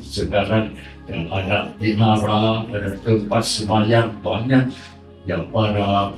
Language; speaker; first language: Indonesian; non-native, learner; Thai